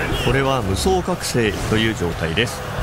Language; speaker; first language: Japanese; native; Japanese